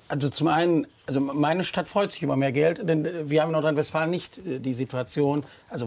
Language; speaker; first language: German; native; German